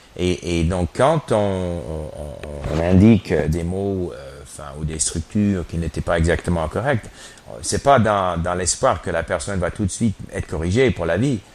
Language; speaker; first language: French; non-native, fluent; English